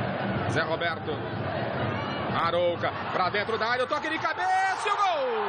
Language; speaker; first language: Portuguese; native; Portuguese